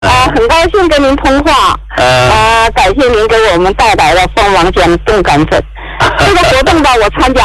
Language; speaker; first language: Chinese; native; Chinese